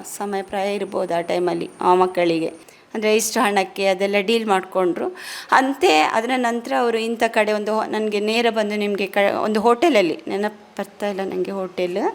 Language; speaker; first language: Kannada; native; Kannada